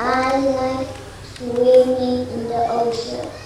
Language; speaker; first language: English; non-native, learner; Vietnamese